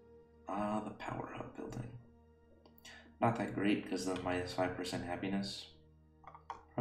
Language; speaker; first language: English; native; English